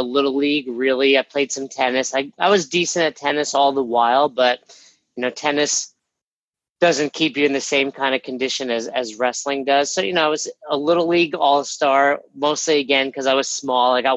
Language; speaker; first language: English; native; English